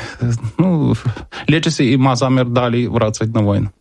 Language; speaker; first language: Polish; non-native, learner; Ukrainian